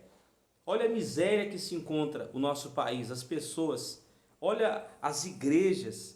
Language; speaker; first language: Portuguese; native; Portuguese